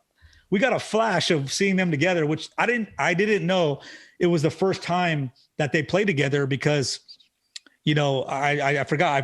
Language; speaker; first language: English; native; English